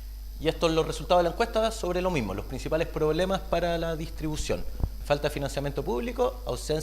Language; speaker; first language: Spanish; native; Spanish